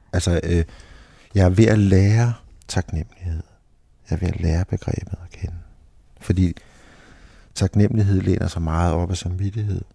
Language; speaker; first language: Danish; native; Danish